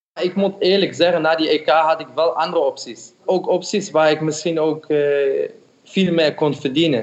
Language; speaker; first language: Dutch; non-native, fluent; German